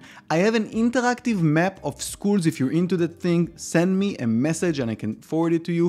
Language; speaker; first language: English; non-native, fluent; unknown